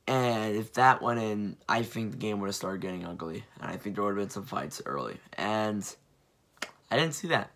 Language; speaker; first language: English; native; English